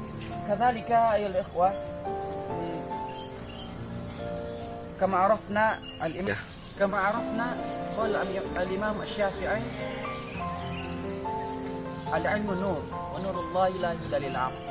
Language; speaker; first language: Arabic; non-native, learner; Indonesian